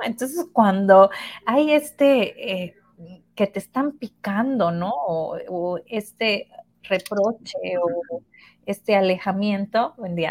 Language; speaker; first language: Spanish; native; Spanish